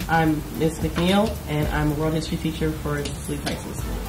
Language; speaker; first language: English; native; English